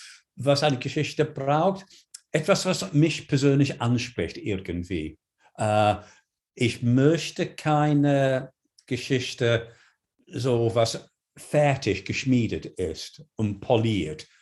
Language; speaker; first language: German; non-native, fluent; English